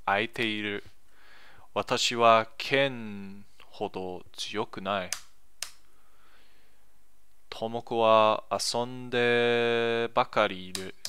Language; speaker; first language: Japanese; non-native, learner; English